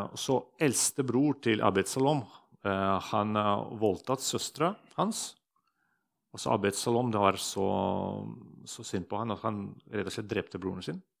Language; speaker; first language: Norwegian; non-native, fluent; Russian